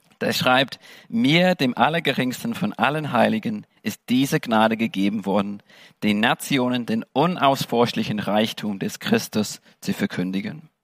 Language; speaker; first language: German; non-native, fluent; English